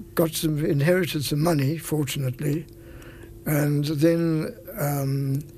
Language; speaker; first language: English; native; English